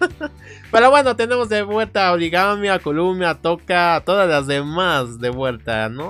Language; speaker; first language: Spanish; native; Spanish